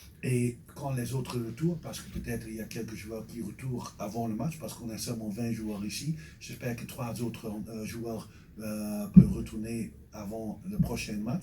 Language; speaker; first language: French; non-native, fluent; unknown